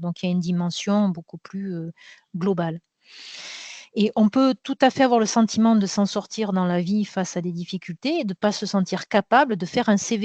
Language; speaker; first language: French; native; French